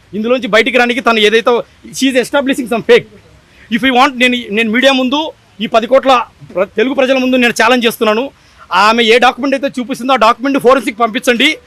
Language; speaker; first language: Telugu; native; Telugu